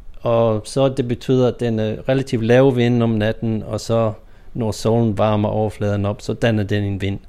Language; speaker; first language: Danish; non-native, fluent; English